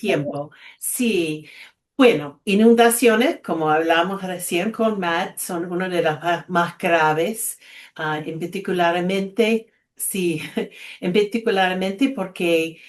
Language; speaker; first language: Spanish; non-native, fluent; English